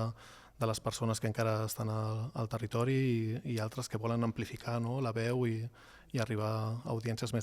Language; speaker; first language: Catalan; native; Catalan